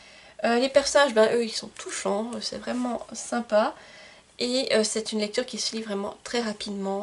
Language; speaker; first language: French; native; French